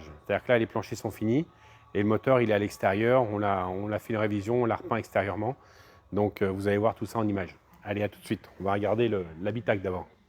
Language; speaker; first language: French; native; French